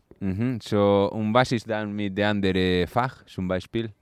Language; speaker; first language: German; non-native, learner; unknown